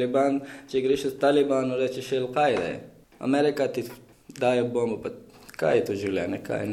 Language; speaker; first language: Slovenian; non-native, learner; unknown